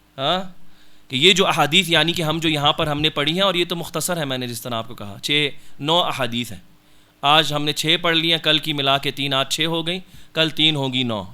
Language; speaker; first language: Urdu; non-native, local second language; Punjabi